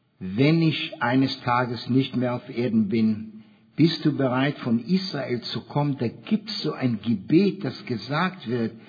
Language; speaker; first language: German; early bilingual, heritage; German